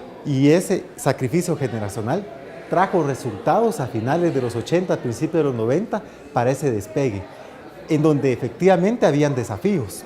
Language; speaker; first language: Spanish; native; Spanish